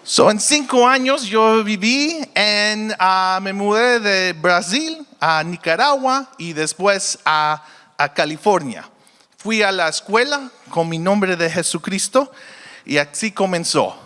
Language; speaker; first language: Spanish; early bilingual, heritage; Spanish